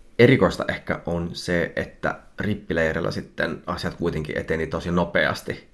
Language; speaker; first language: Finnish; early bilingual, heritage; Finnish